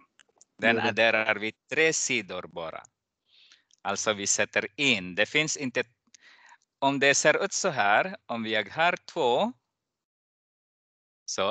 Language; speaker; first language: Swedish; non-native, fluent; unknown